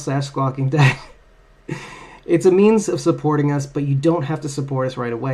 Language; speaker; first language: English; native; English